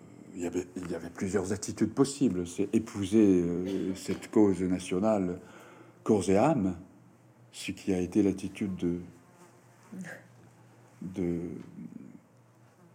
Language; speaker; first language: French; non-native, fluent; Japanese